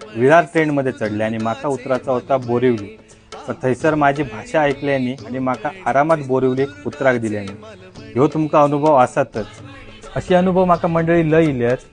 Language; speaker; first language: Marathi; non-native, local second language; Konkani